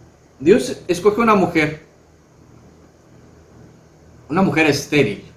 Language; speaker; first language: Spanish; native; Spanish